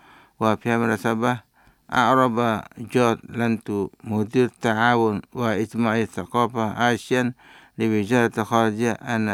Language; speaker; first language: Arabic; non-native, fluent; Indonesian